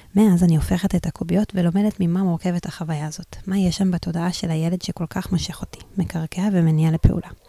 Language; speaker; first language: Hebrew; native; Hebrew